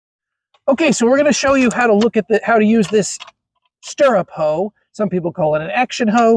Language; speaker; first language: English; native; English